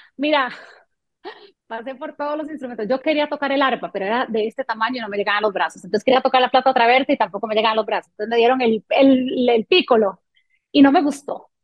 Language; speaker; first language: Spanish; early bilingual, other home language; French